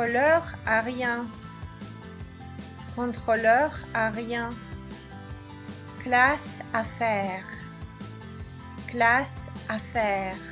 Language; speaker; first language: French; non-native, fluent; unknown